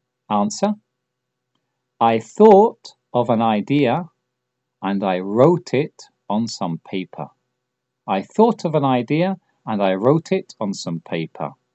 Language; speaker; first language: English; native; English